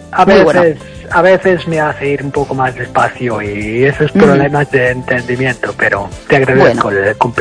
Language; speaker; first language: Spanish; non-native, fluent; English